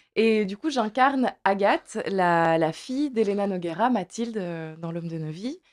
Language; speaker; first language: French; native; French